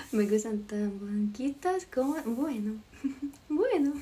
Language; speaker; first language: Spanish; non-native, fluent; Ukrainian